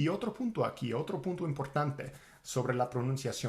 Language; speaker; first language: Spanish; non-native, fluent; English